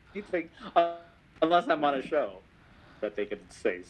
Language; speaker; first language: English; native; English